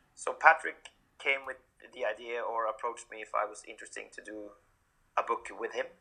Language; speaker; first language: English; non-native, fluent; Norwegian